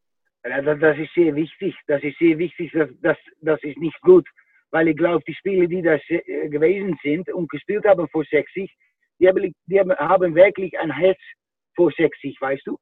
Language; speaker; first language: German; non-native, fluent; Dutch